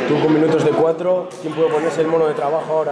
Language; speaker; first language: Spanish; native; Spanish